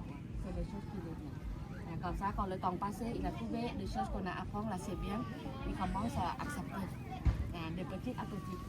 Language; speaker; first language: French; non-native, learner; Thai